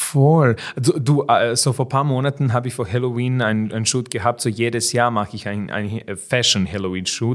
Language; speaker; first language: German; non-native, fluent; Serbian